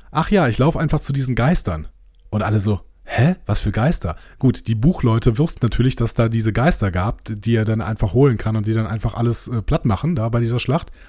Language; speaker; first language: German; native; German